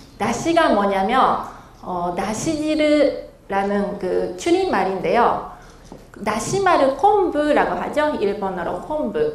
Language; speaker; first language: Korean; non-native, fluent; Japanese